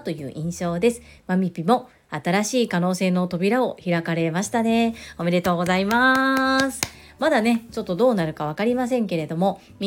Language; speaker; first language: Japanese; native; Japanese